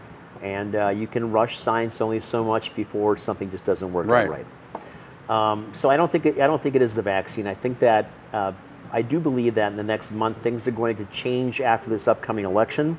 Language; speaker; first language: English; native; English